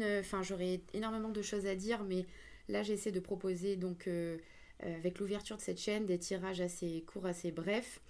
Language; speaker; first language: French; native; French